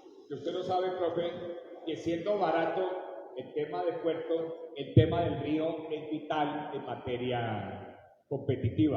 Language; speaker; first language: Spanish; native; Spanish